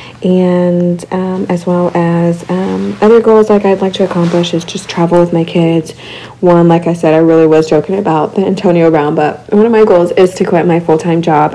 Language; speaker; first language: English; early bilingual, other home language; Spanish